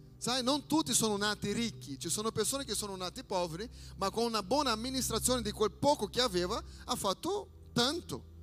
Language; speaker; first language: Italian; non-native, fluent; Portuguese